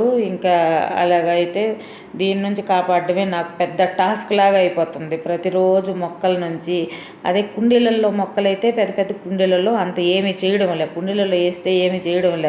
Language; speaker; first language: Telugu; native; Telugu